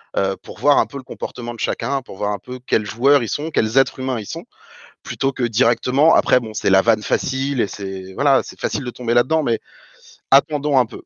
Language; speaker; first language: French; native; French